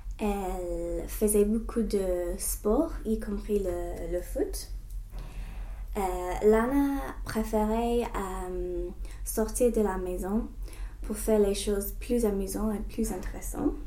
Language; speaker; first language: French; non-native, learner; English